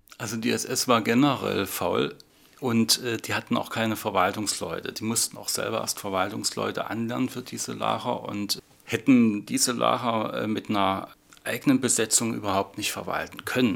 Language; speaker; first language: German; native; German